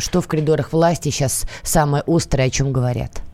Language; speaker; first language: Russian; native; Russian